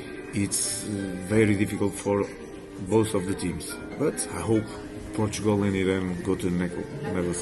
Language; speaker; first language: English; non-native, learner; Portuguese